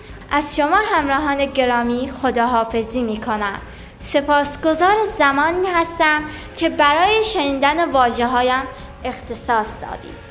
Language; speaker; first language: Persian; native; Persian